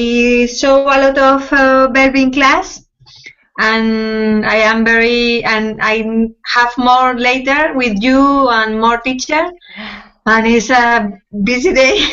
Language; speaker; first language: English; non-native, learner; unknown